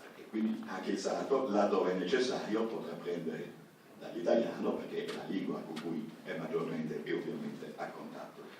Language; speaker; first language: Italian; non-native, local second language; Sardinian